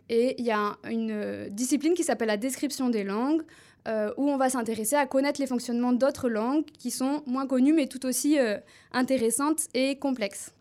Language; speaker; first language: French; native; French